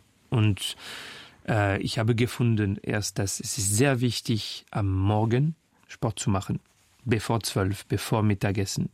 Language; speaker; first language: German; non-native, fluent; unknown